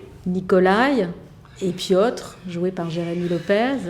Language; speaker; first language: French; native; French